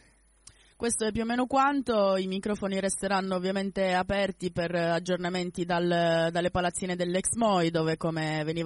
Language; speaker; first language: Italian; native; Italian